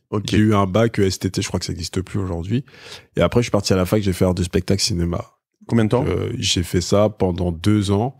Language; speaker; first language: French; native; French